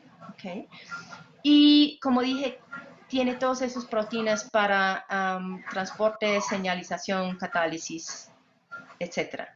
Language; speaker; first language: Spanish; non-native, fluent; English